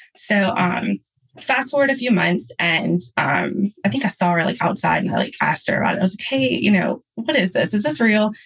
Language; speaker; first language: English; native; English